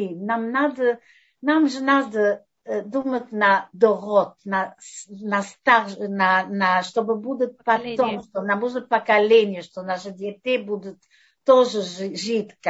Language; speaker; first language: Russian; non-native, fluent; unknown